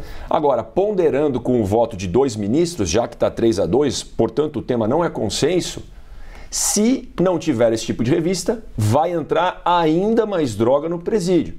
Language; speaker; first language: Portuguese; native; Portuguese